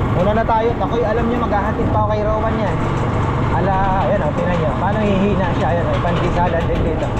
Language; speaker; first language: Filipino; non-native, local second language; Bikol